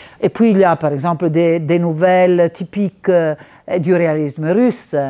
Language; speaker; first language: French; non-native, fluent; Italian